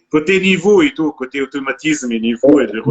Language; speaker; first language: French; non-native, local second language; Arabic